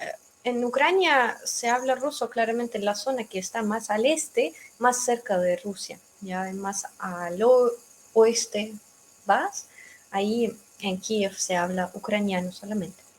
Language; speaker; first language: Spanish; non-native, fluent; Russian